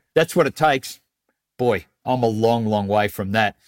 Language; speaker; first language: English; native; English